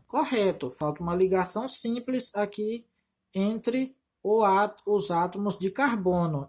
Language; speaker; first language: Portuguese; native; Portuguese